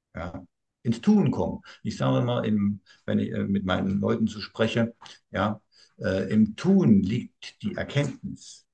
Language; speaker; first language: German; native; German